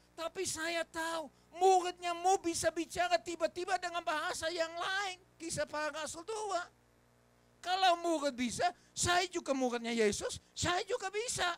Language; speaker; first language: Indonesian; non-native, fluent; English